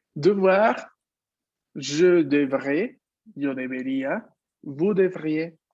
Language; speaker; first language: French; non-native, fluent; Spanish